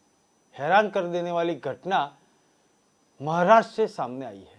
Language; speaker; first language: Hindi; native; Hindi